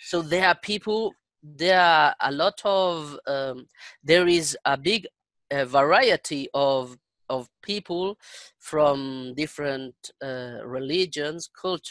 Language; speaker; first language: English; non-native, learner; Spanish